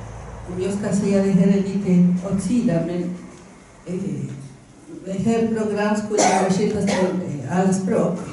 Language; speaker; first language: Swedish; non-native, fluent; Spanish